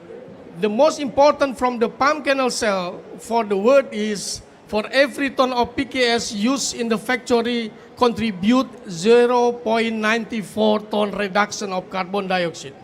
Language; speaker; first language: English; non-native, fluent; Indonesian